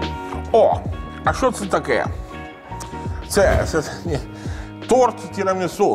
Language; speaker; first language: Ukrainian; non-native, learner; Italian